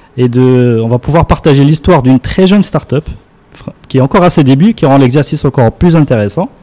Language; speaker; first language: French; non-native, local second language; Arabic